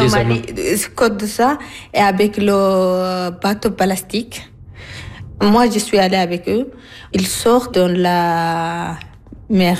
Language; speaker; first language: French; non-native, learner; Arabic